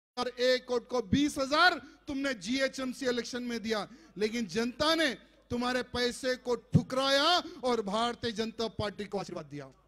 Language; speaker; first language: Hindi; native; Hindi